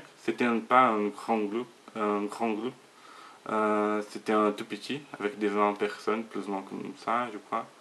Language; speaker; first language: French; non-native, learner; Portuguese